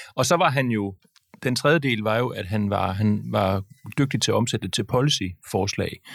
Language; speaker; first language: Danish; native; Danish